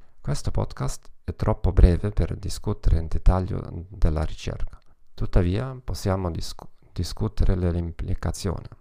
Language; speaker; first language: Italian; non-native, learner; German